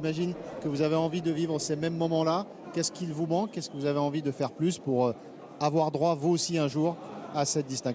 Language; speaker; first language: French; native; French